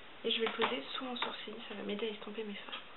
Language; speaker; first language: French; native; French